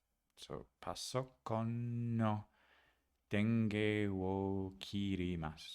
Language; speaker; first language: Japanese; non-native, learner; English